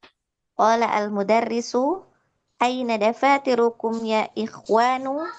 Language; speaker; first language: Arabic; non-native, learner; Indonesian